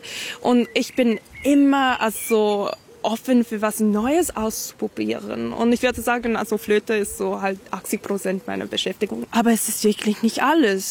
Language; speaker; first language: German; non-native, fluent; English